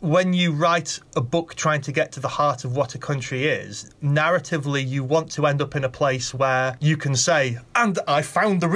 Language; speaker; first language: English; native; English